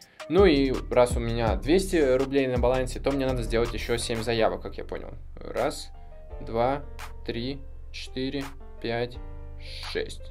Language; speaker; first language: Russian; native; Russian